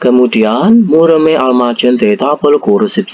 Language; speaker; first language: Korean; non-native, learner; Indonesian